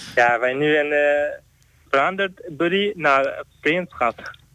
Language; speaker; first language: Dutch; non-native, learner; Arabic